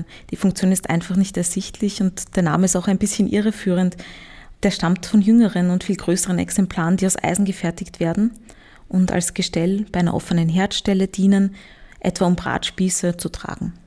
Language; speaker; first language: German; native; German